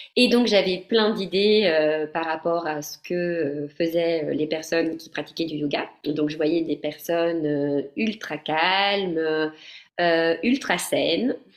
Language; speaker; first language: French; non-native, fluent; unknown